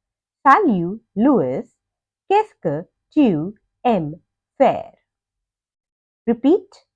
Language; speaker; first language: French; non-native, fluent; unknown